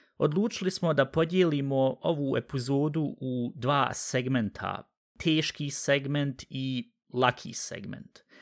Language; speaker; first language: Bosnian; early bilingual, heritage; Bosnian